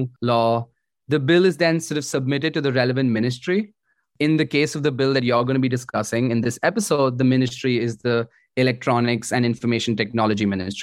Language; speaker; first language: English; non-native, local second language; Hindi